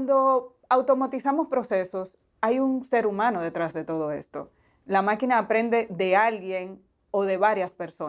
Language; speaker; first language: Spanish; native; Spanish